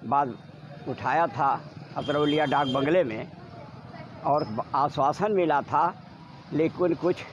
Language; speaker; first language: Hindi; native; Hindi